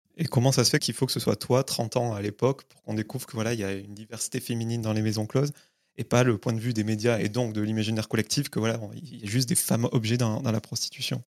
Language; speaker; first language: French; native; French